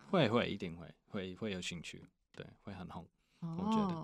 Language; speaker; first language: Chinese; non-native, fluent; English